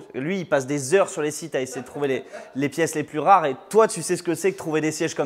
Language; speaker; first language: French; native; French